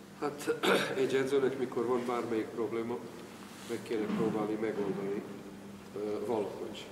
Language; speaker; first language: Hungarian; non-native, fluent; Serbian